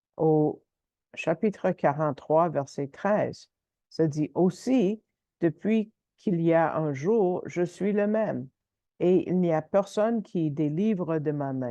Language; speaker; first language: French; native; French